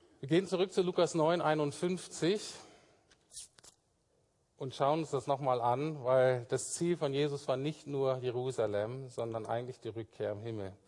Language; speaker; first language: German; native; German